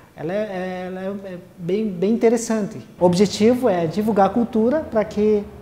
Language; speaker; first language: Portuguese; non-native, local second language; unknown